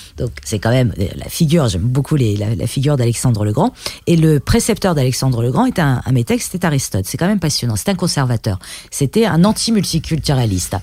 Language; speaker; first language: French; early bilingual, other home language; Persian